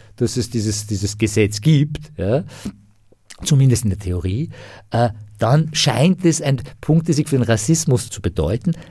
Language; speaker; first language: German; non-native, fluent; Persian